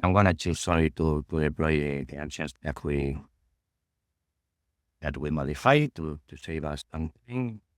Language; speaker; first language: English; non-native, fluent; Spanish